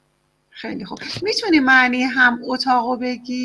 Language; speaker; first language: Persian; native; Persian